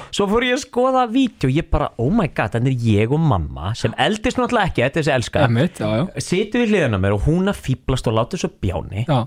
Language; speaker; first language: Icelandic; native; Icelandic